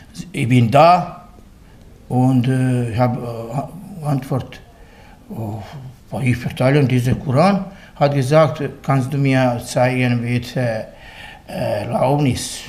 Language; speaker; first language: German; non-native, learner; Bosnian